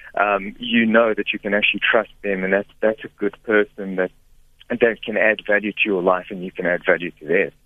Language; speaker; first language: English; native; English